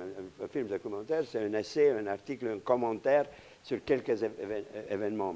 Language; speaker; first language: French; non-native, fluent; Romanian